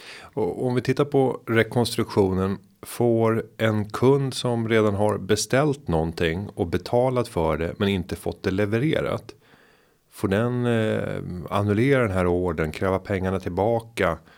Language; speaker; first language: Swedish; native; Swedish